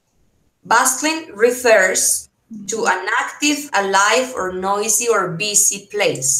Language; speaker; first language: English; non-native, fluent; Spanish